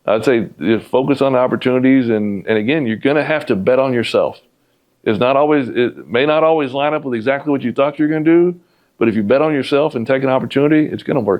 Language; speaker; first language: English; native; English